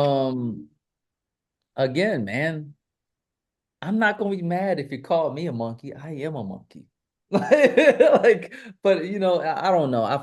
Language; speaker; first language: English; native; English